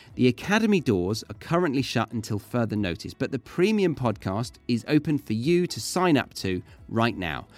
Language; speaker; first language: English; native; English